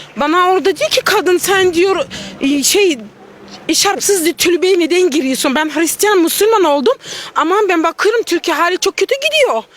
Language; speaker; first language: Turkish; non-native, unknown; Russian